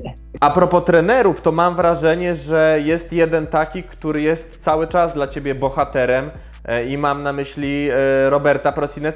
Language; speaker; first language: Polish; native; Polish